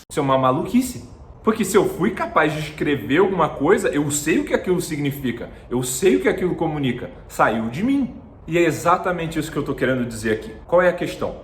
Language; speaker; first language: Portuguese; native; Portuguese